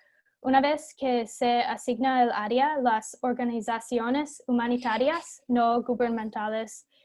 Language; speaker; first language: Spanish; non-native, fluent; English